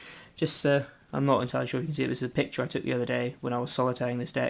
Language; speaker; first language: English; native; English